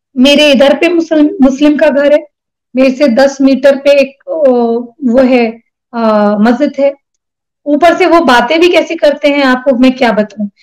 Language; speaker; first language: Hindi; native; Hindi